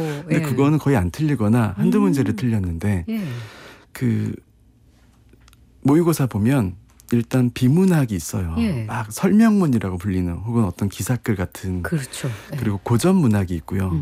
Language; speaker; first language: Korean; native; Korean